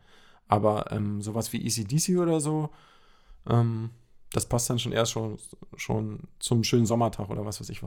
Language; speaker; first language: German; native; German